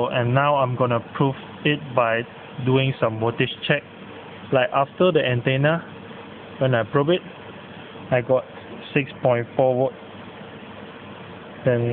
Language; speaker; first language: English; non-native, local second language; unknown